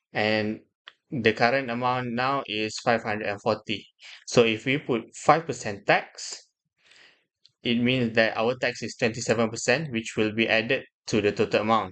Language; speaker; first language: English; non-native, local second language; Malay